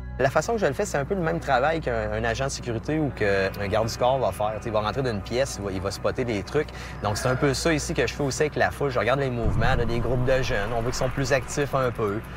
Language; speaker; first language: French; native; French